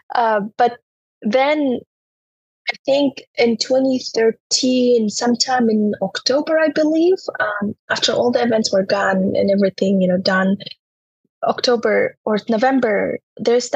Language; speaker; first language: English; non-native, fluent; Turkmen